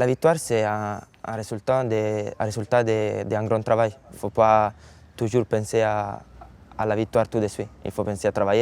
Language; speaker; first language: French; non-native, learner; Italian